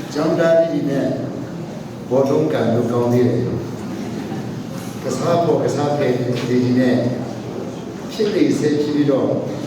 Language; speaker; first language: Burmese; non-native, local second language; Hakha Chin